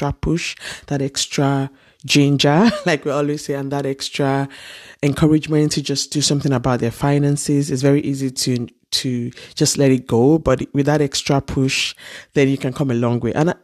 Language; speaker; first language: English; non-native, local second language; Yoruba